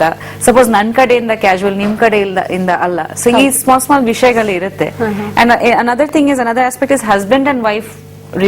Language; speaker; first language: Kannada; non-native, fluent; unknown